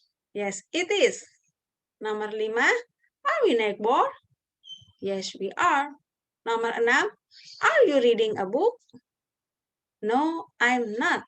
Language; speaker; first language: English; non-native, learner; Indonesian